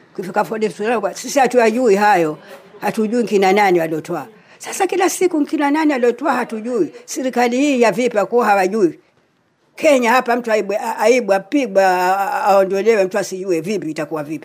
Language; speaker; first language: Swahili; native; Swahili